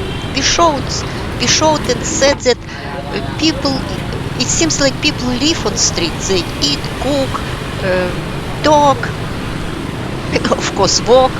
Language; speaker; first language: English; non-native, fluent; Russian